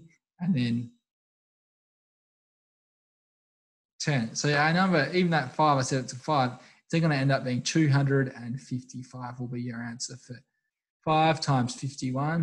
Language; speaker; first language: English; native; English